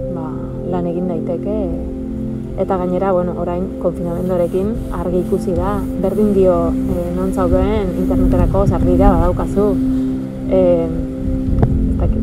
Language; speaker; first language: Basque; non-native, fluent; Spanish